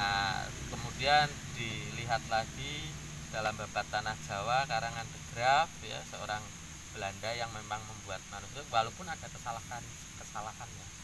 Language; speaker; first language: Indonesian; native; Indonesian